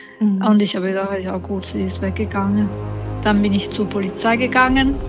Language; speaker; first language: German; non-native, learner; Italian